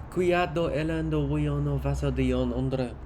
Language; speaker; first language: Spanish; non-native, learner; English